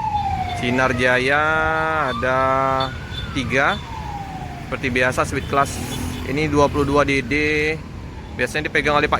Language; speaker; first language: Indonesian; native; Indonesian